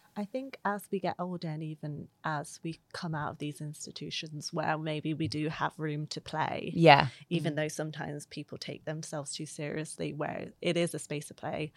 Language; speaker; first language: English; native; English